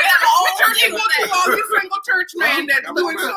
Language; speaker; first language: English; native; English